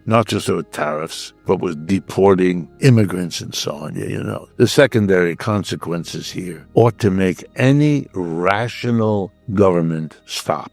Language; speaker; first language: English; native; English